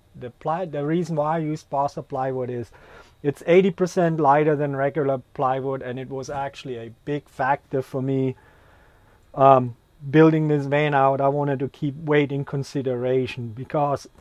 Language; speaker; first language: English; non-native, fluent; German